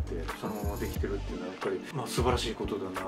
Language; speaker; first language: Japanese; native; Japanese